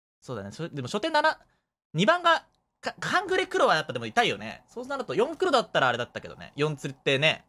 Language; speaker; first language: Japanese; native; Japanese